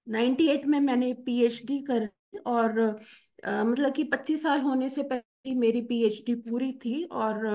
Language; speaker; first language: Hindi; native; Hindi